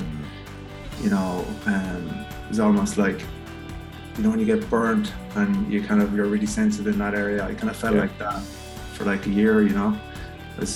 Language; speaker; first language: English; native; English